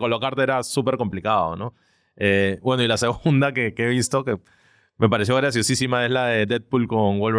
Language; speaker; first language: Spanish; native; Spanish